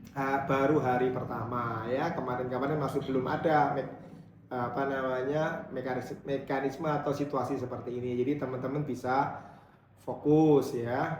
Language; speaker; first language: Indonesian; native; Indonesian